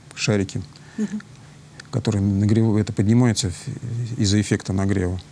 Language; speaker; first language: Russian; native; Russian